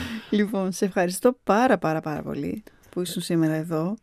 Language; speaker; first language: Greek; native; Greek